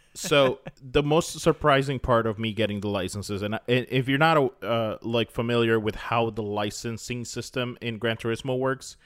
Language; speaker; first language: English; native; English